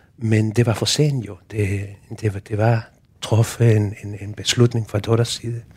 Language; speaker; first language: Danish; non-native, fluent; Spanish